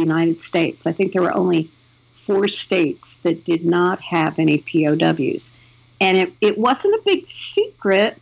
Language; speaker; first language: English; native; English